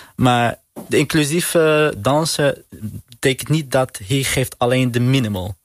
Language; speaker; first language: Dutch; non-native, learner; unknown